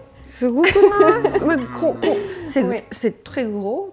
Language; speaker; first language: French; non-native, learner; Japanese